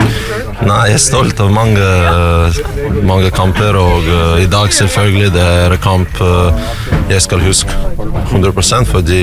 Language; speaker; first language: Norwegian; non-native, learner; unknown